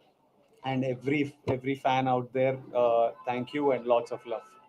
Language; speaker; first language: Telugu; native; Telugu